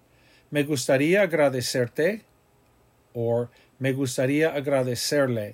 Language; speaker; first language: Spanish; non-native, fluent; English